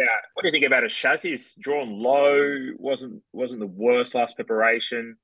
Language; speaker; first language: English; native; English